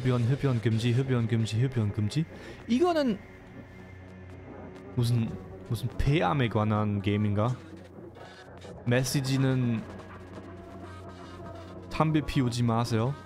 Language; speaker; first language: Korean; non-native, fluent; German